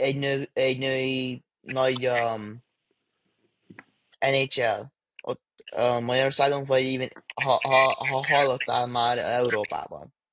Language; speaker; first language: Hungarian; early bilingual, heritage; English